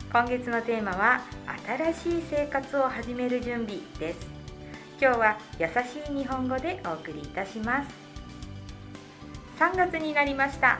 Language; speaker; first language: Japanese; native; Japanese